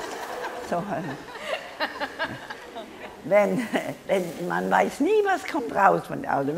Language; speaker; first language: German; non-native, learner; English